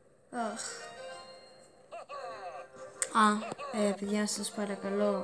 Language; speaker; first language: Greek; early bilingual, heritage; Greek